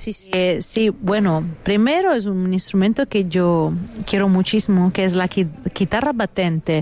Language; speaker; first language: Spanish; non-native, fluent; Italian